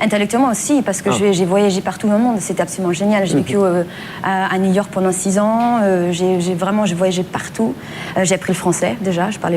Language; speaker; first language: French; non-native, fluent; German